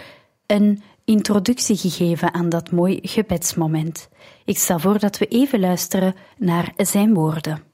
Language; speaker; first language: Dutch; native; Dutch